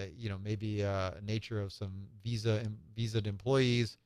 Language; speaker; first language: English; native; English